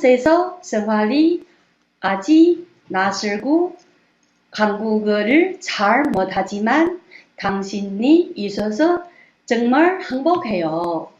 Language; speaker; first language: Korean; non-native, learner; Chinese